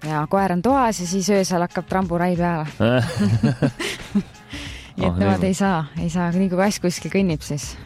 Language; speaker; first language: Estonian; native; Estonian